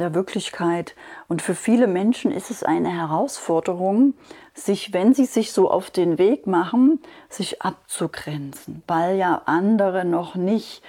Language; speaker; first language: German; native; German